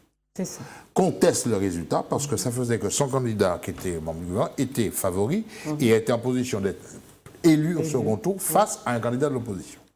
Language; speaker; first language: French; native; French